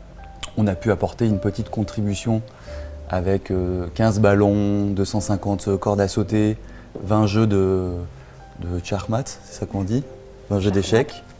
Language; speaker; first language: French; native; French